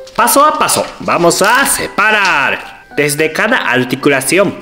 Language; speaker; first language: Spanish; non-native, learner; Japanese